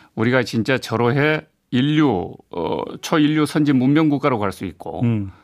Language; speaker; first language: Korean; native; Korean